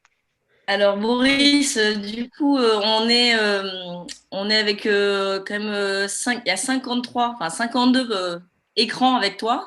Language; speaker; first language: French; native; French